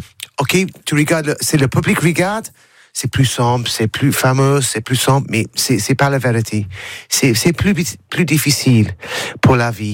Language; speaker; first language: French; non-native, learner; English